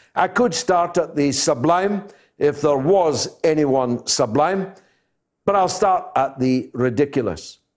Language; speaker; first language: English; native; English